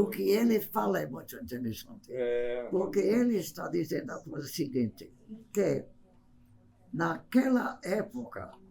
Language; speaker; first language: Portuguese; non-native, fluent; English